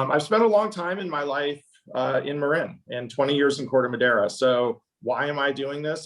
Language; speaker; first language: English; native; English